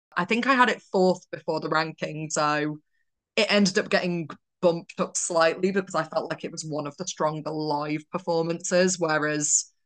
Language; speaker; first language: English; early bilingual, other home language; Polish